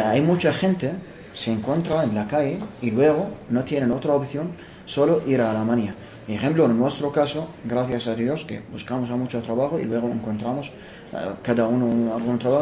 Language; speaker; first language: Spanish; non-native, fluent; Arabic